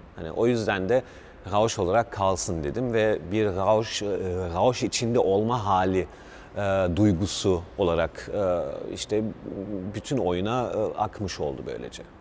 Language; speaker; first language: Turkish; early bilingual, heritage; Turkish